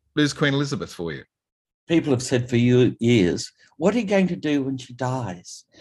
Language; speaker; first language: English; native; English